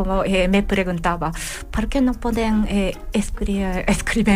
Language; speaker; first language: Catalan; non-native, learner; Japanese